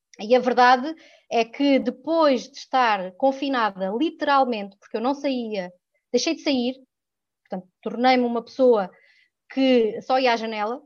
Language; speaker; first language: Portuguese; early bilingual, other home language; French